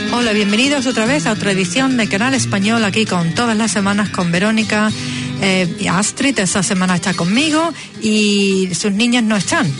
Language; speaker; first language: Spanish; native; Spanish